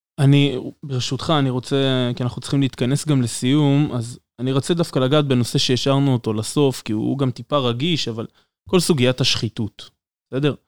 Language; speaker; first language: Hebrew; native; Hebrew